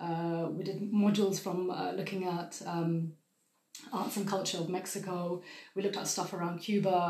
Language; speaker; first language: English; non-native, fluent; German